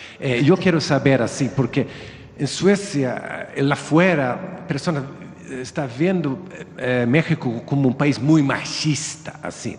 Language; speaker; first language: Spanish; non-native, learner; Swedish